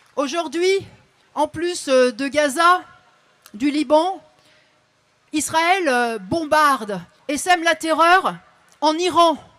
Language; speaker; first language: French; native; French